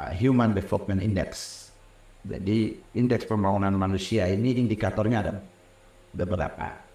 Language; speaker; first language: Indonesian; non-native, local second language; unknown